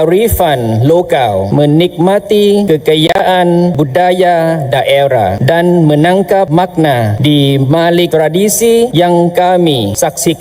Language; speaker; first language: Indonesian; non-native, fluent; Lao